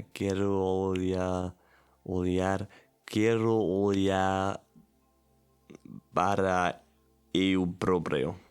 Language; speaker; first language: Portuguese; non-native, learner; German